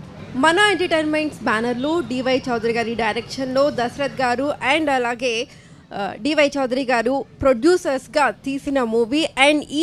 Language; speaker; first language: Telugu; native; Telugu